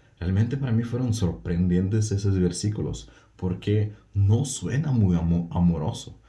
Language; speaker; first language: Spanish; non-native, fluent; Russian